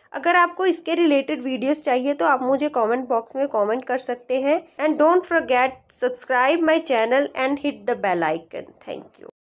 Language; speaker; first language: Hindi; native; Hindi